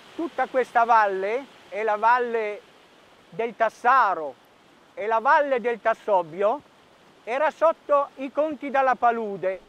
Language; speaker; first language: Italian; native; Italian